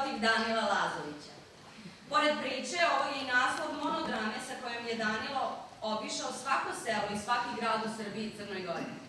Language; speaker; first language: Serbian; native; Serbian